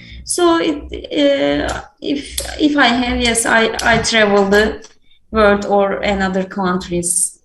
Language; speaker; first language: English; non-native, learner; Turkish